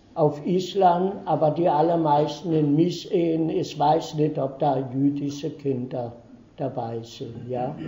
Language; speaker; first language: German; early bilingual, heritage; German